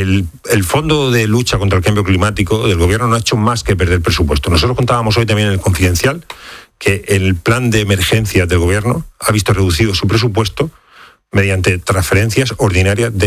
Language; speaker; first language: Spanish; native; Spanish